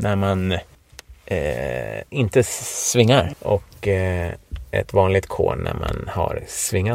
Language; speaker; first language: Swedish; native; Swedish